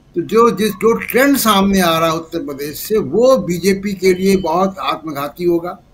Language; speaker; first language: Hindi; native; Hindi